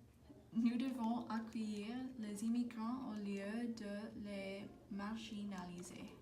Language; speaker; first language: French; non-native, learner; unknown